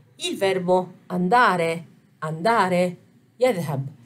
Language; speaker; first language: Italian; non-native, fluent; Arabic